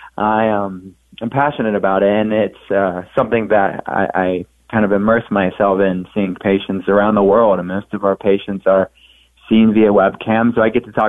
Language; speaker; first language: English; native; English